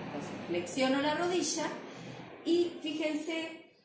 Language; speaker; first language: Spanish; native; Spanish